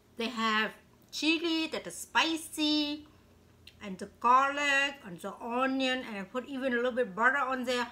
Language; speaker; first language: English; non-native, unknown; Vietnamese